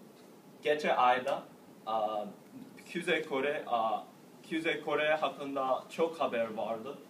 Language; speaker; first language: Turkish; non-native, learner; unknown